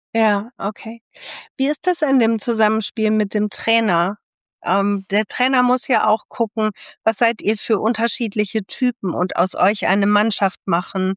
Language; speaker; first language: German; native; German